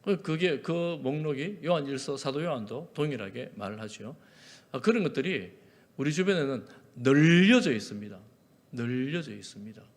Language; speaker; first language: Korean; native; Korean